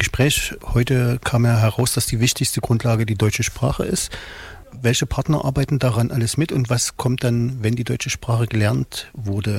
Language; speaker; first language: German; native; German